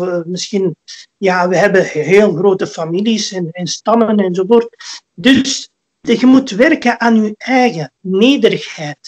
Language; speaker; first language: Dutch; early bilingual, other home language; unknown